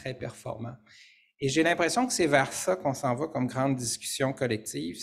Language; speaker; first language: French; native; French